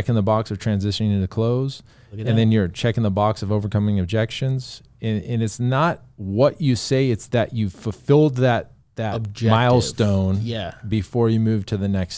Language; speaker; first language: English; native; English